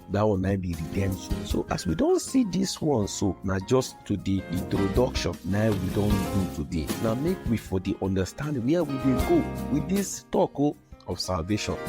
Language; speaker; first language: Nigerian Pidgin; non-native, local second language; Yoruba